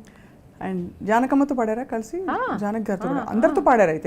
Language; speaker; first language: Telugu; native; Telugu